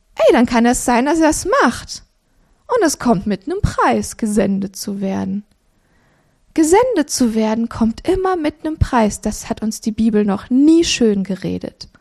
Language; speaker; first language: German; early bilingual, other home language; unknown